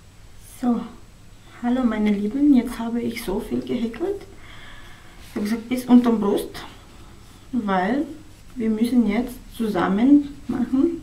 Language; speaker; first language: German; non-native, fluent; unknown